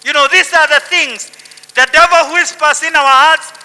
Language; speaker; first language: English; non-native, local second language; Kikuyu